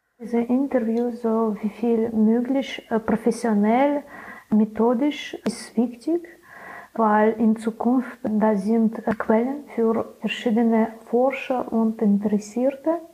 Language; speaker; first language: German; non-native, learner; Belarusian